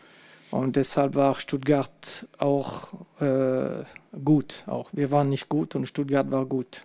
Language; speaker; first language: German; non-native, fluent; French